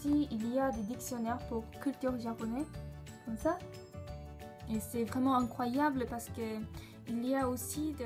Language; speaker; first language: French; non-native, learner; Japanese